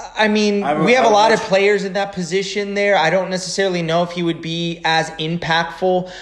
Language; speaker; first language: English; native; English